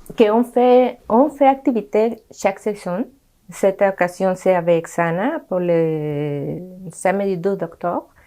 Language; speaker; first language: French; non-native, learner; Spanish